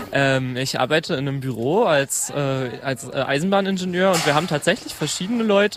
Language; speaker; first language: German; native; German